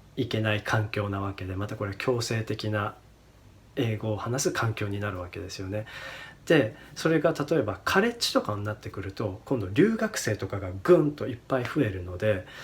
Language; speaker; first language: Japanese; native; Japanese